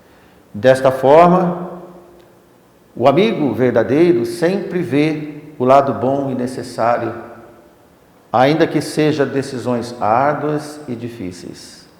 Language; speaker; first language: Portuguese; native; Portuguese